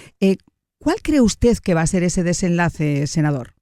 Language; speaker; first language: Spanish; native; Spanish